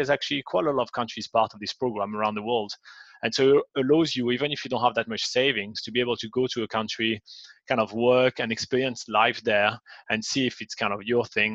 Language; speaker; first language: English; non-native, fluent; French